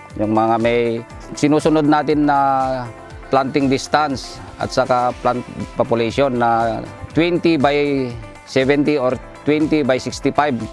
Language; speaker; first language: Filipino; non-native, local second language; Iloko